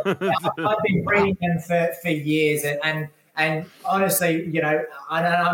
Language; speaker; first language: English; native; English